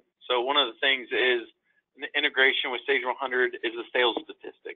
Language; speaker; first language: English; native; English